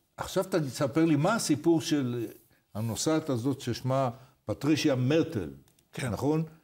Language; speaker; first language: Hebrew; native; Hebrew